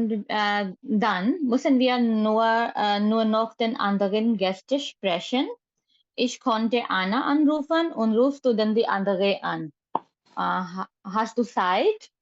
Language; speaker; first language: German; non-native, learner; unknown